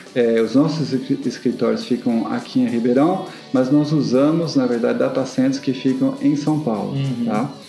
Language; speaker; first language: Portuguese; non-native, fluent; French